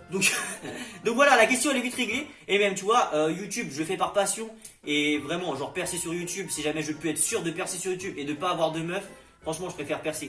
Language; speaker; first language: French; native; French